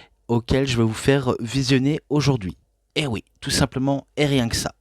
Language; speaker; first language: French; native; French